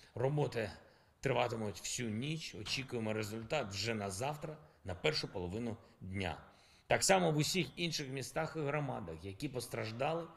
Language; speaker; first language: Ukrainian; non-native, local second language; Russian